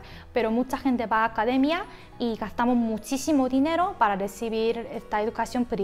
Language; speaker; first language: Spanish; non-native, fluent; Korean